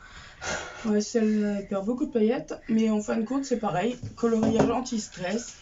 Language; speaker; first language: French; native; French